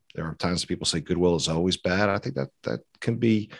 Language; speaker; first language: English; native; English